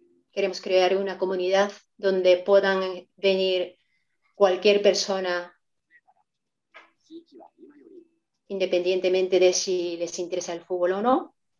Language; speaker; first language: Spanish; non-native, fluent; Japanese